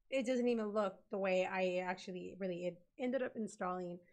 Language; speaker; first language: English; native; English